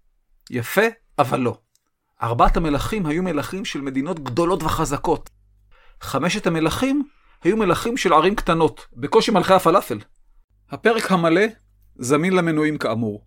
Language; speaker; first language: Hebrew; native; Hebrew